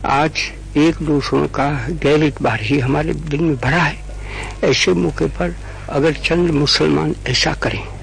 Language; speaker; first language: Hindi; non-native, local second language; Gujarati